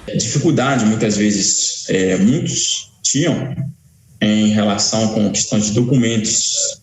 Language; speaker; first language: Portuguese; non-native, fluent; Haitian Creole